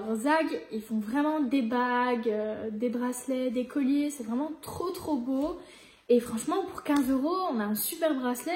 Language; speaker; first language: French; native; French